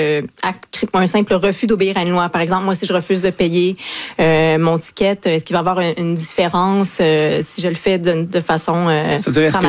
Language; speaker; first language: French; native; French